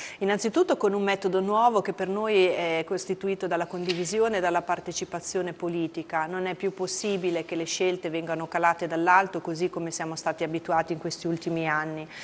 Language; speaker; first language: Italian; native; Italian